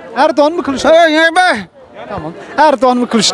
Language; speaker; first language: Turkish; native; Turkish